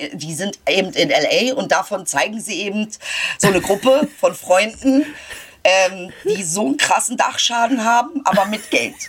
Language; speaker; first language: German; early bilingual, other home language; Turkish